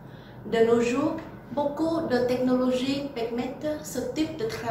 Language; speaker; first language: French; non-native, learner; Vietnamese